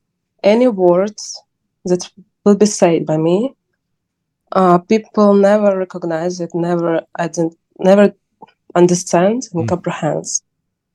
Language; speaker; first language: English; non-native, learner; Ukrainian